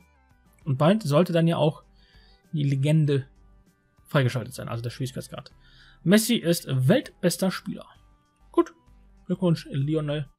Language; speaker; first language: German; native; German